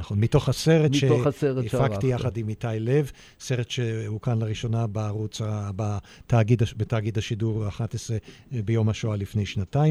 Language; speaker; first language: Hebrew; native; Hebrew